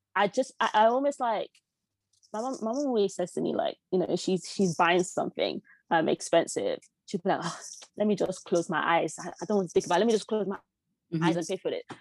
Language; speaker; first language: English; early bilingual, other home language; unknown